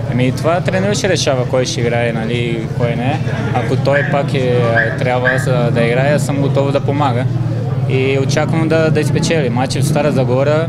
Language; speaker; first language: Bulgarian; non-native, learner; Portuguese